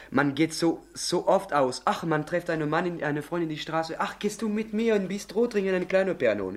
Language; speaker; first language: German; non-native, learner; French